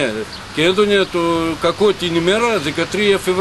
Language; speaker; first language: Greek; non-native, learner; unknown